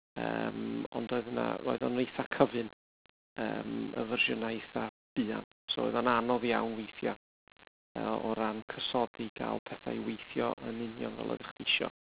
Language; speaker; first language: Welsh; non-native, fluent; English